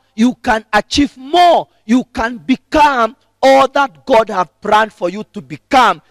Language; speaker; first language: English; non-native, local second language; Swahili